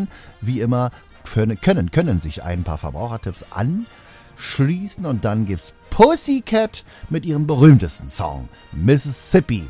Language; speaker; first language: German; native; German